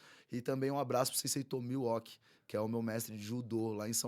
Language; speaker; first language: Portuguese; native; Portuguese